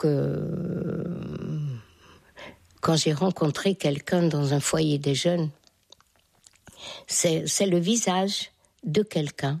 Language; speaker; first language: French; non-native, fluent; Hungarian